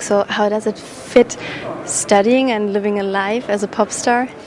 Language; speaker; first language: English; non-native, fluent; German